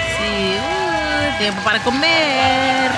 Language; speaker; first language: Spanish; non-native, learner; English